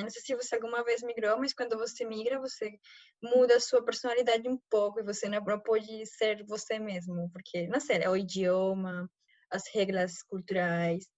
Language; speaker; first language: Portuguese; non-native, fluent; Spanish